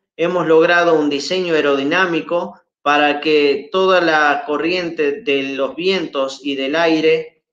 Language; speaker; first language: Spanish; native; Spanish